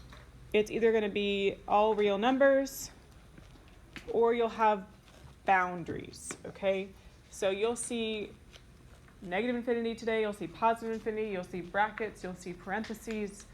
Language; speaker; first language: English; native; English